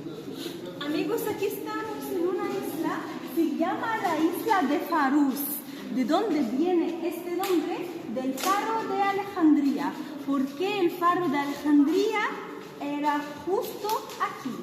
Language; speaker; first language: Spanish; non-native, fluent; Arabic